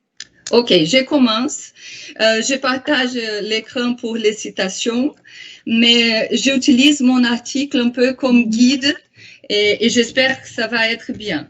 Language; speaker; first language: French; non-native, fluent; Portuguese